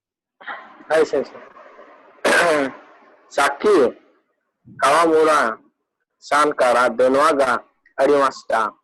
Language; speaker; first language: Japanese; non-native, learner; Hindi